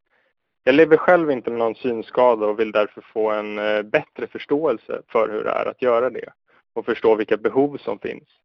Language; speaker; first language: Swedish; native; Swedish